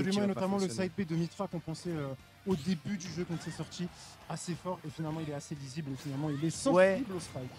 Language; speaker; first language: French; native; French